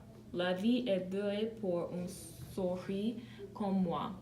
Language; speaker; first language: French; non-native, learner; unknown